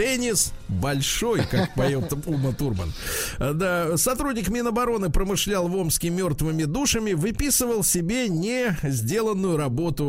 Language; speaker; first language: Russian; native; Russian